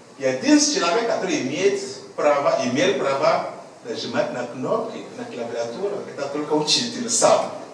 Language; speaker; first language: Russian; non-native, fluent; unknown